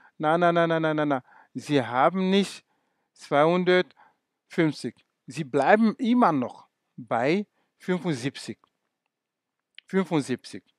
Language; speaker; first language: German; non-native, fluent; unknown